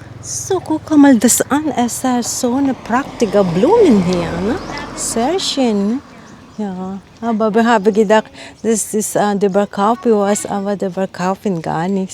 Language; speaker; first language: German; non-native, learner; Filipino